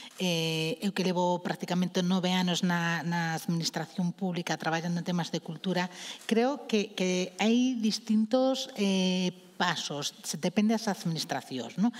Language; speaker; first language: Galician; non-native, local second language; Spanish